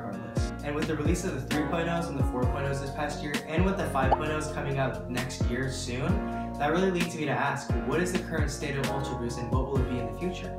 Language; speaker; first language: English; native; English